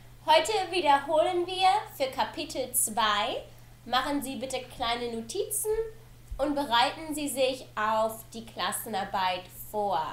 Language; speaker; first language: German; non-native, learner; English